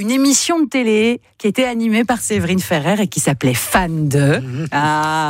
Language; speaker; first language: French; native; French